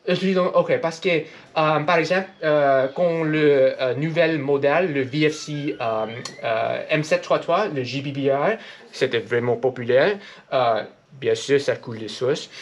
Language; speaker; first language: French; non-native, learner; English